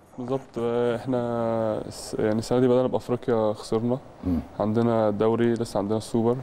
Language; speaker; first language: Arabic; native; Arabic